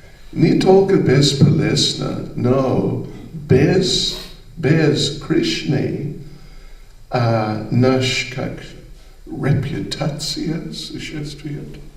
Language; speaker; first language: Russian; non-native, learner; English